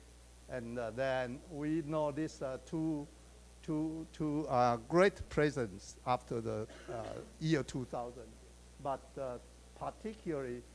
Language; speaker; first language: English; non-native, fluent; Chinese